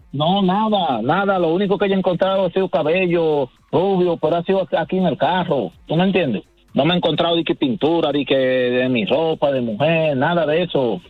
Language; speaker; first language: Spanish; native; Spanish